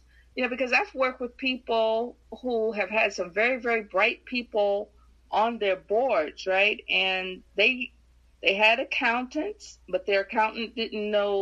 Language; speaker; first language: English; native; English